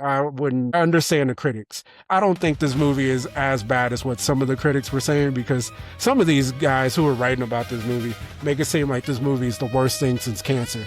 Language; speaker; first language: English; native; English